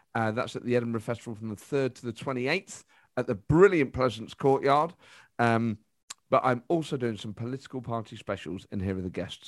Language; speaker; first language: English; native; English